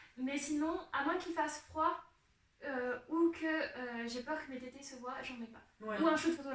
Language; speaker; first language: French; native; French